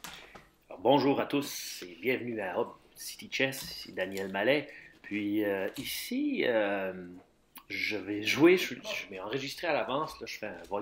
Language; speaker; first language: French; native; French